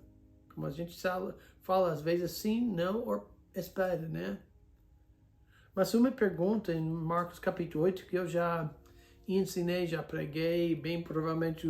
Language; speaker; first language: Portuguese; non-native, fluent; English